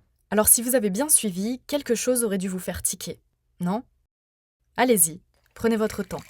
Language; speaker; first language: French; native; French